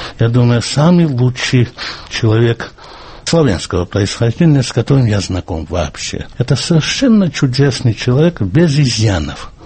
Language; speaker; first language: Russian; non-native, local second language; Georgian